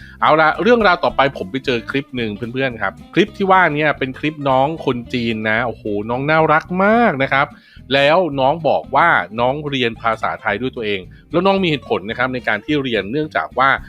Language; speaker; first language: Thai; native; Thai